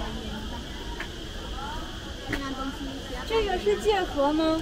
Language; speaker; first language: Chinese; native; Chinese